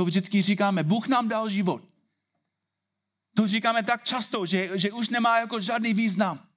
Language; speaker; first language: Czech; non-native, fluent; English